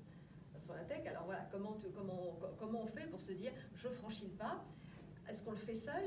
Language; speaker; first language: French; native; French